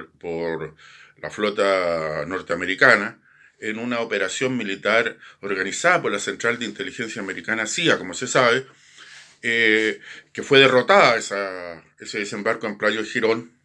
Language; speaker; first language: Spanish; native; Spanish